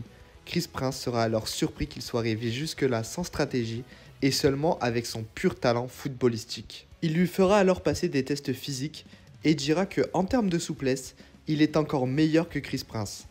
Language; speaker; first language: French; native; French